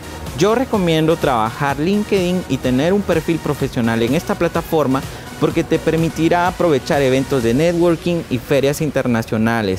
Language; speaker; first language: Spanish; native; Spanish